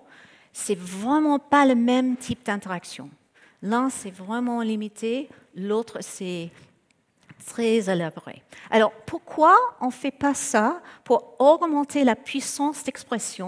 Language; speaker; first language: French; non-native, fluent; English